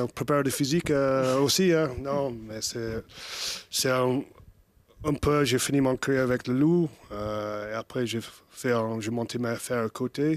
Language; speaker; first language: French; non-native, fluent; English